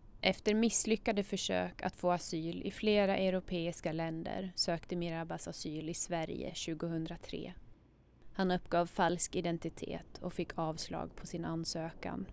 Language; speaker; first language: Swedish; native; Swedish